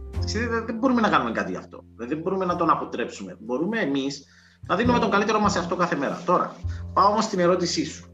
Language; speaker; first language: Greek; native; Greek